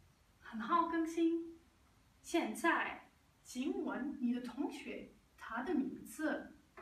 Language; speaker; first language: Chinese; non-native, learner; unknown